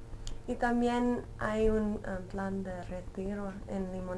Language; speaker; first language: Spanish; early bilingual, heritage; Spanish